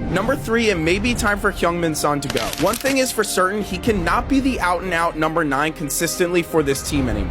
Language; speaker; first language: English; native; English